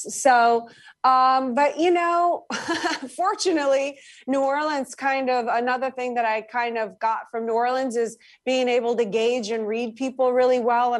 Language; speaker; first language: English; native; English